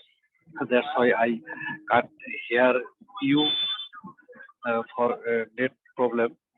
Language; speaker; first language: English; non-native, learner; Bangla